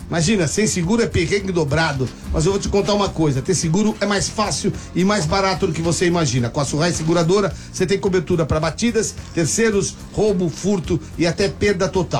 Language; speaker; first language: Portuguese; native; Portuguese